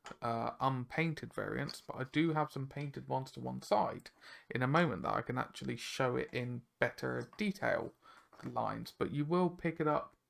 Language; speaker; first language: English; native; English